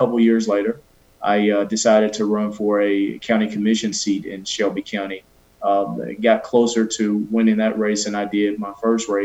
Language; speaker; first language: English; native; English